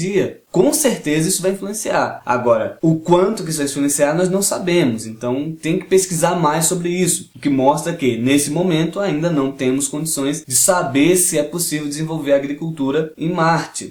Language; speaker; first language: Portuguese; native; Portuguese